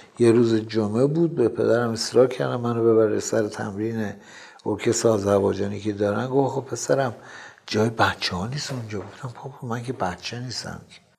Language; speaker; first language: Persian; non-native, local second language; Azerbaijani